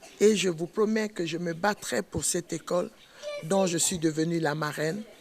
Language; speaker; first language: French; non-native, local second language; Mandingo